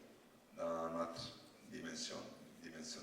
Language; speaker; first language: French; non-native, learner; Italian